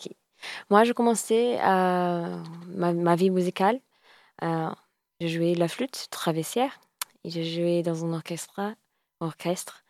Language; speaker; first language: French; non-native, learner; Portuguese